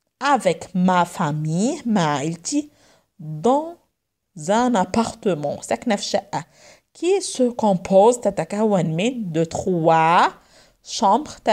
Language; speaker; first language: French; non-native, fluent; Arabic